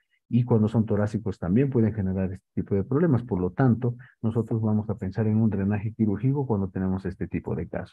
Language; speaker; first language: Spanish; native; Spanish